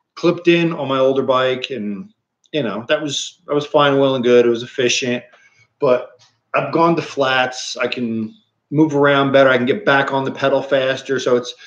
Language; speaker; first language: English; native; English